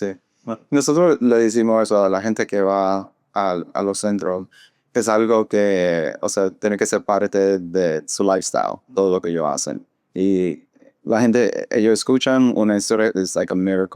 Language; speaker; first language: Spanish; non-native, fluent; English